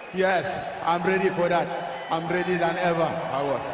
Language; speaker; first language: English; non-native, local second language; French